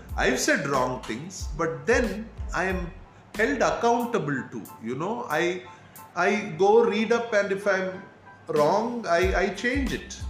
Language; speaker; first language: English; non-native, local second language; Tamil